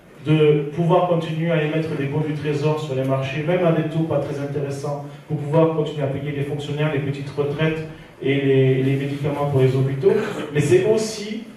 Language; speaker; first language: French; native; French